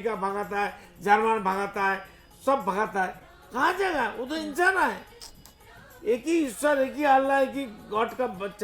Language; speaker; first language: Hindi; non-native, local second language; Bangla